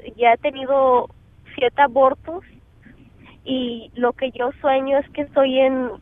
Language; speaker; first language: Spanish; native; Spanish